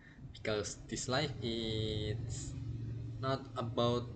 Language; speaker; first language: English; non-native, learner; Indonesian